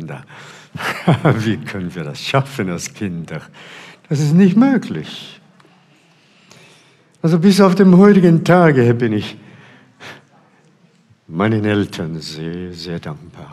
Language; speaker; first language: German; non-native, fluent; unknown